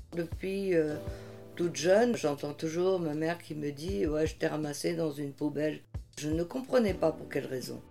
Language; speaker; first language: French; early bilingual, heritage; French